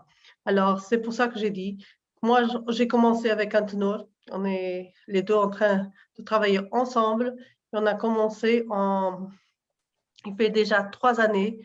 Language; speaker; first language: French; non-native, learner; Portuguese